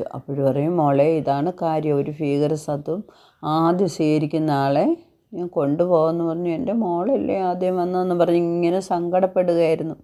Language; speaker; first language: Malayalam; native; Malayalam